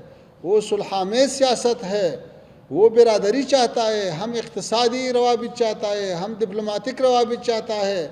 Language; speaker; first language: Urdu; non-native, fluent; Pashto